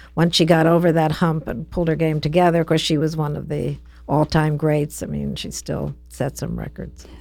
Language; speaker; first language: English; native; English